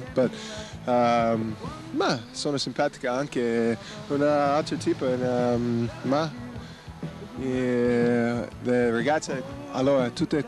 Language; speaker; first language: Italian; non-native, learner; English